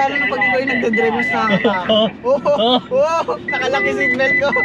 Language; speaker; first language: Filipino; native; Filipino